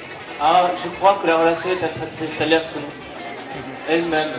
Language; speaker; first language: French; native; French